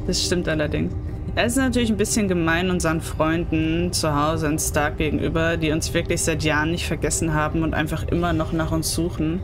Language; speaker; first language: German; native; German